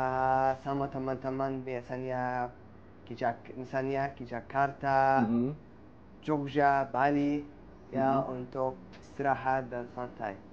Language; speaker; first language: Indonesian; non-native, fluent; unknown